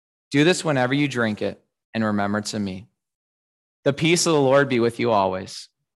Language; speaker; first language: English; native; English